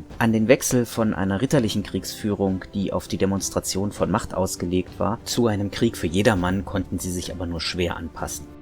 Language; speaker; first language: German; native; German